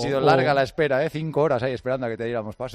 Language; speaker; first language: Spanish; native; Spanish